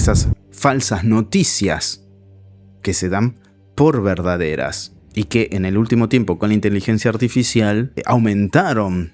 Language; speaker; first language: Spanish; native; Spanish